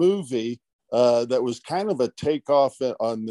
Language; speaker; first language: English; native; English